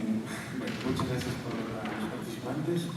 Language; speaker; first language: Spanish; non-native, learner; Italian